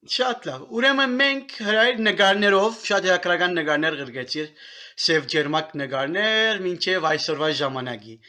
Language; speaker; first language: Armenian; native; Armenian